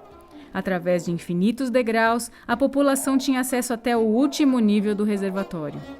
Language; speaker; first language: Portuguese; native; Portuguese